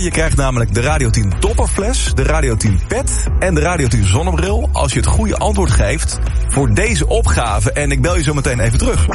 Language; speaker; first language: Dutch; native; Dutch